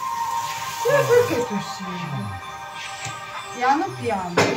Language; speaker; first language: Italian; non-native, learner; Russian